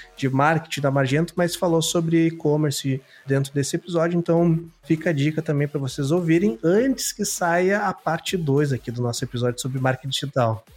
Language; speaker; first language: Portuguese; native; Portuguese